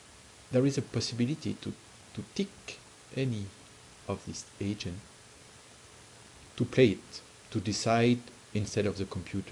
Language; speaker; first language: English; non-native, fluent; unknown